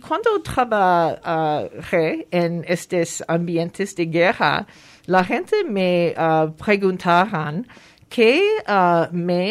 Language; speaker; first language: Spanish; non-native, fluent; French